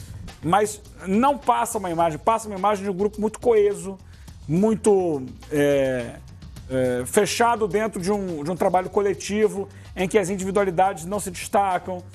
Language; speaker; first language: Portuguese; native; Portuguese